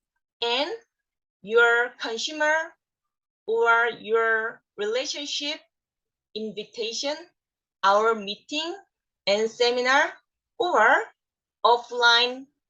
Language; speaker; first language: English; non-native, learner; Korean